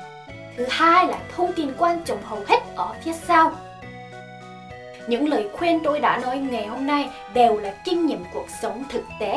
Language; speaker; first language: Vietnamese; non-native, fluent; Korean